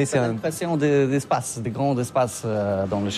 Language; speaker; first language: French; non-native, learner; Polish